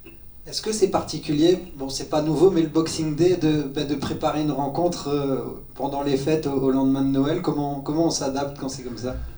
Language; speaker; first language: French; native; French